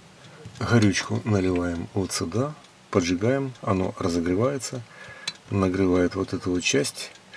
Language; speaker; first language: Russian; native; Russian